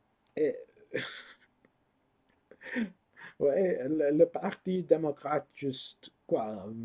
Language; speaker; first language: French; non-native, learner; English